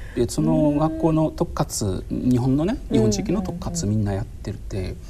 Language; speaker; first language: Japanese; non-native, fluent; Arabic